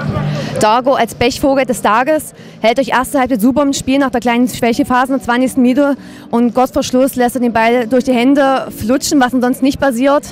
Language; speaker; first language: German; native; German